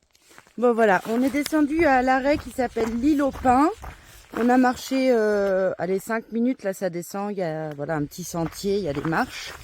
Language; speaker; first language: French; native; French